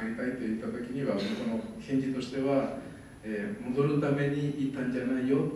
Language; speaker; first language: Japanese; non-native, fluent; Spanish